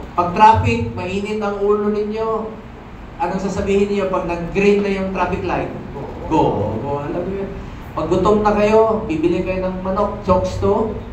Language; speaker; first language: Filipino; native; Filipino